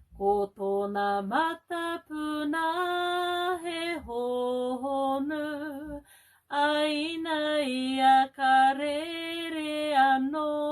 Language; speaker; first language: Māori; non-native, local second language; English